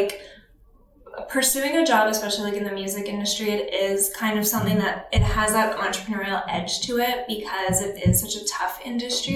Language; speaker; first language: English; native; English